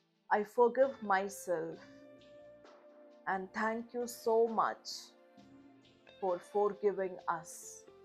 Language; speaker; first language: English; non-native, local second language; Malayalam